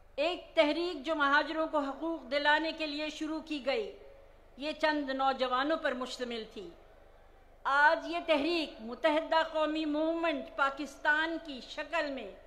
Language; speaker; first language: Urdu; native; Urdu